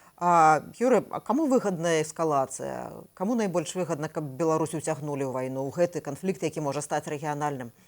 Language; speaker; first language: Belarusian; native; Belarusian